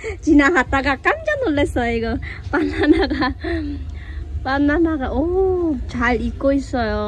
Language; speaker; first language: Korean; non-native, fluent; Khmer